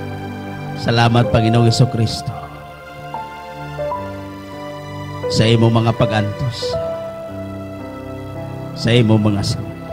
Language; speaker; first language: Cebuano; native; Cebuano